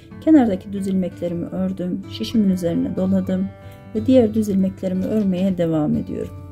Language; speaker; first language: Turkish; native; Turkish